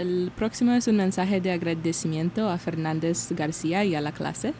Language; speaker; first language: Spanish; non-native, learner; Romanian